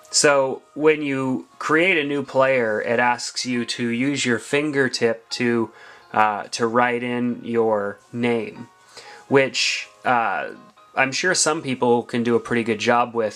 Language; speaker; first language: English; native; English